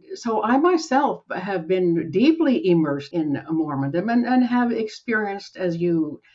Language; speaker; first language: English; native; English